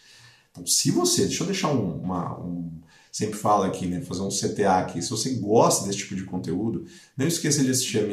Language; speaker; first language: Portuguese; native; Portuguese